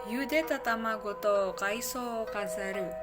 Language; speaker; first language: Japanese; non-native, learner; Indonesian